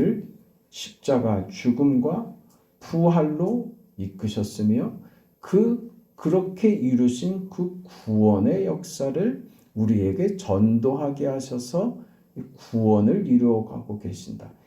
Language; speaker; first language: Korean; native; Korean